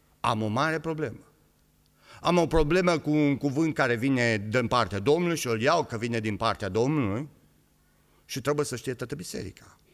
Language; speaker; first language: Romanian; native; Romanian